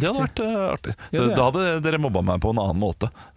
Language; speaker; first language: Norwegian; native; Norwegian